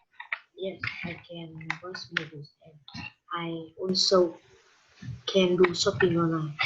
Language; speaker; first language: English; non-native, learner; Vietnamese